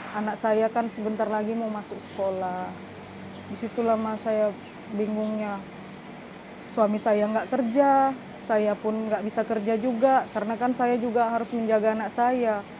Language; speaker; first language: Indonesian; native; Indonesian